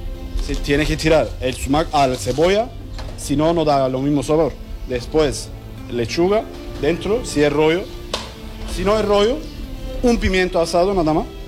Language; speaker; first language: Spanish; non-native, learner; Turkish